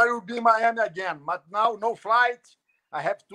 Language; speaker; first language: English; non-native, learner; Portuguese